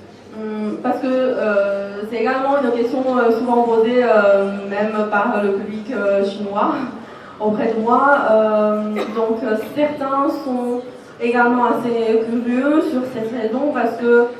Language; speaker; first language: French; non-native, fluent; Chinese